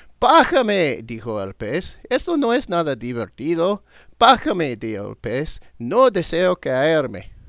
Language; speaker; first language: Spanish; non-native, learner; English